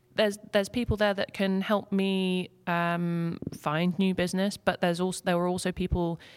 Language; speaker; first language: English; native; English